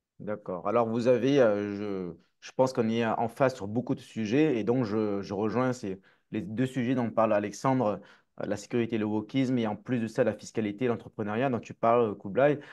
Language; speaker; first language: French; native; French